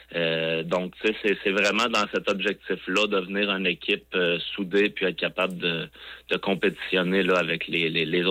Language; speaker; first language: French; native; French